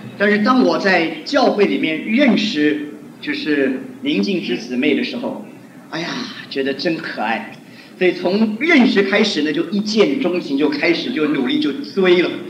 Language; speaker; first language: Chinese; non-native, local second language; Hakka Chinese